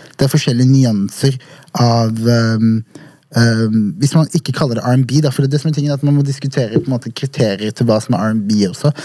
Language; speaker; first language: Norwegian; early bilingual, other home language; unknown